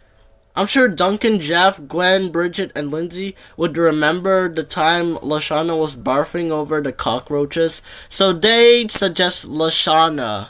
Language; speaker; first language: English; native; English